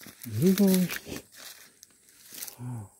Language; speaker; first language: English; non-native, learner; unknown